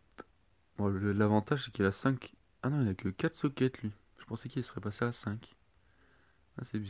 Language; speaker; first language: French; native; French